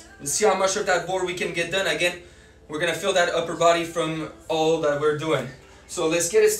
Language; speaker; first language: English; native; English